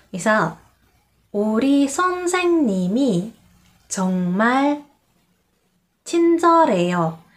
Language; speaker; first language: Korean; non-native, fluent; Indonesian